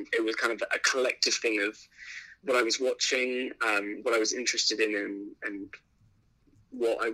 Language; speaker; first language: English; native; English